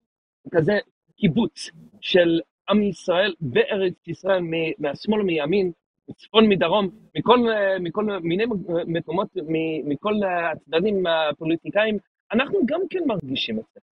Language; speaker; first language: Hebrew; non-native, fluent; English